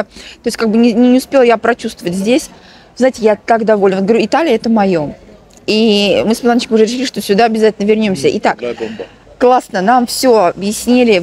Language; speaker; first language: Russian; native; Russian